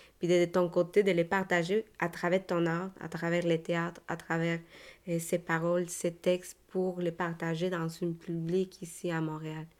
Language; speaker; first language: French; native; French